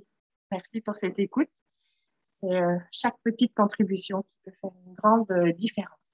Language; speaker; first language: French; native; French